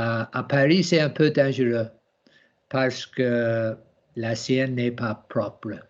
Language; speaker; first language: French; non-native, learner; English